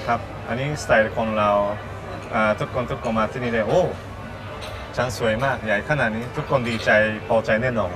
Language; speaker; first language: Thai; non-native, learner; Japanese